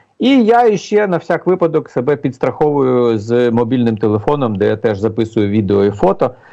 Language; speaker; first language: Ukrainian; native; Ukrainian